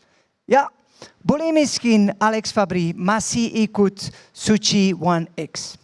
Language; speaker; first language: Indonesian; non-native, fluent; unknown